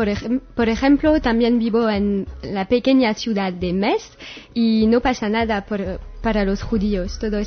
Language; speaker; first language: Spanish; non-native, learner; French